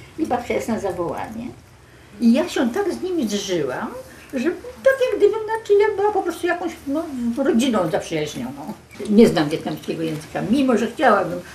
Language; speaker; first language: Polish; native; Polish